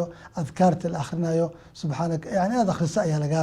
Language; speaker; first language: Somali; native; Somali